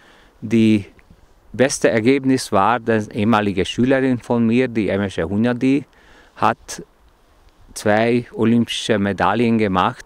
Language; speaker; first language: German; non-native, fluent; Hungarian